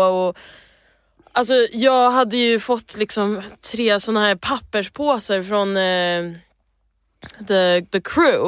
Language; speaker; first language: Swedish; early bilingual, heritage; English